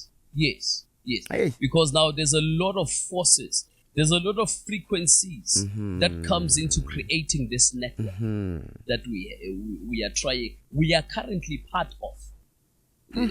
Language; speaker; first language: English; non-native, local second language; Zulu